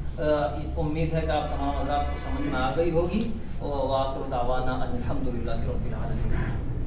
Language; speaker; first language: Urdu; native; Urdu